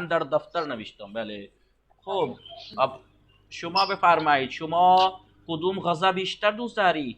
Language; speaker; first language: Persian; non-native, fluent; Urdu